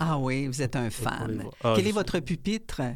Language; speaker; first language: French; native; French